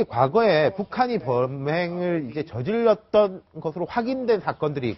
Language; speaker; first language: Korean; native; Korean